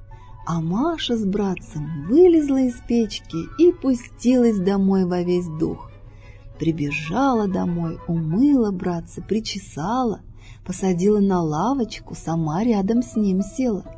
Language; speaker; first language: Russian; native; Russian